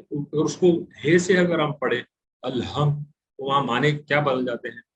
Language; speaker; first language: Urdu; native; Urdu